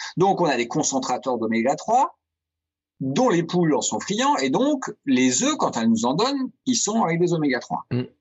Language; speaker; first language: French; native; French